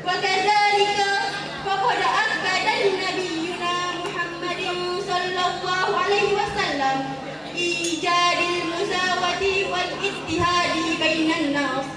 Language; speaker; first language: Arabic; non-native, learner; Indonesian